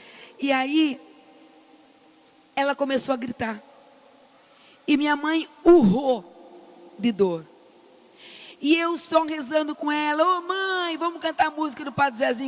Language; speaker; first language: Portuguese; native; Portuguese